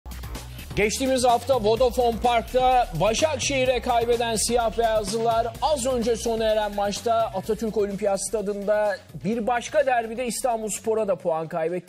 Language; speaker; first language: Turkish; native; Turkish